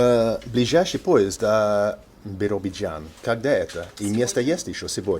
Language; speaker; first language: Russian; non-native, learner; English